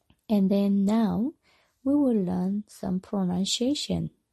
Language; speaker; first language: English; non-native, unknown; Korean